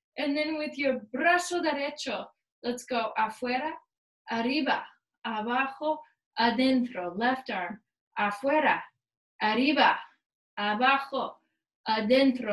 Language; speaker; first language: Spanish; non-native, learner; English